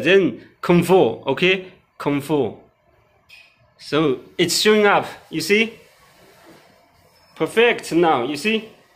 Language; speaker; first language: English; non-native, learner; Chinese